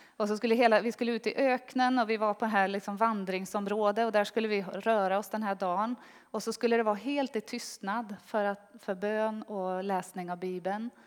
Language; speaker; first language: Swedish; native; Swedish